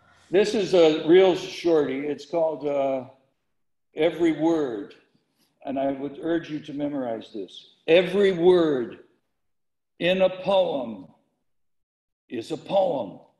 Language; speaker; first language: English; native; English